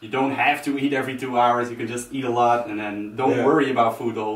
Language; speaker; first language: English; non-native, fluent; Dutch